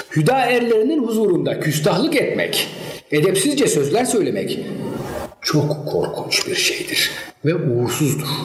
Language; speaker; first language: Turkish; early bilingual, heritage; Turkish